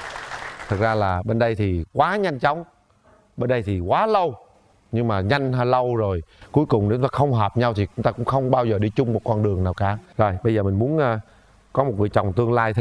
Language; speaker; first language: Vietnamese; native; Vietnamese